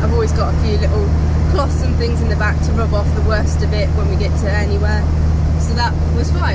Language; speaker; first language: English; native; English